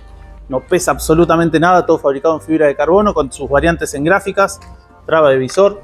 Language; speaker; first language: Spanish; native; Spanish